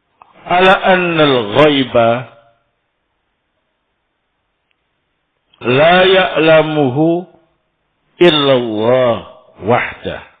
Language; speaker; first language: Arabic; non-native, fluent; Indonesian